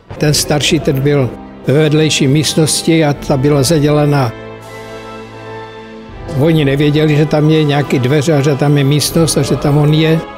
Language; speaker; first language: Czech; early bilingual, heritage; Czech